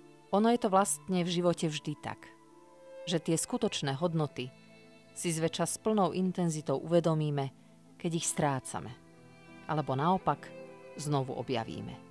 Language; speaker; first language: Slovak; native; Slovak